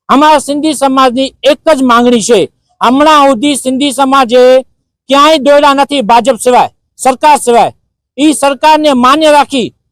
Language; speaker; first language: Gujarati; non-native, local second language; Sindhi